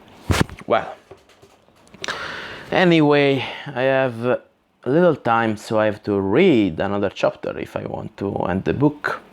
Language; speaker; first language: English; non-native, fluent; Italian